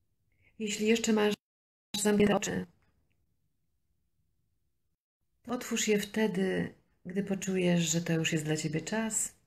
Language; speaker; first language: Polish; native; Polish